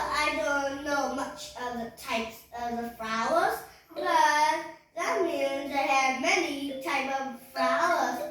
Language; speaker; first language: English; non-native, learner; Vietnamese